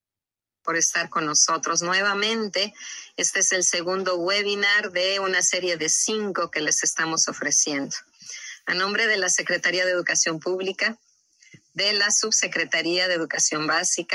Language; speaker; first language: Spanish; native; Spanish